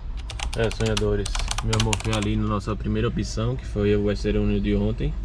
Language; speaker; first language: Portuguese; native; Portuguese